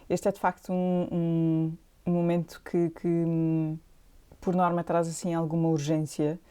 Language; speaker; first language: Portuguese; native; Portuguese